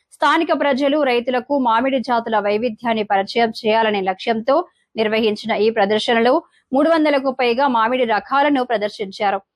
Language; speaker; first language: Telugu; native; Telugu